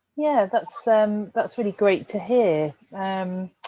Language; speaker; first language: English; native; English